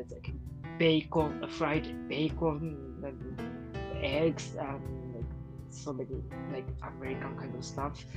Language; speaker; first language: English; non-native, learner; Japanese